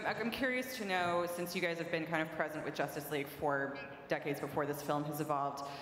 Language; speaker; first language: English; native; English